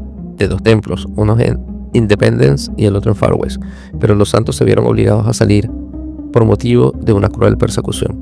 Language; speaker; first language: Spanish; native; Spanish